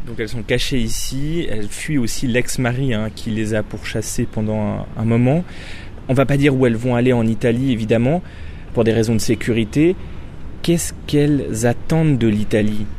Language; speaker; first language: French; native; French